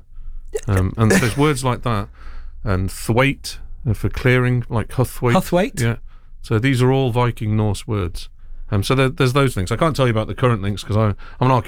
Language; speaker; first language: English; native; English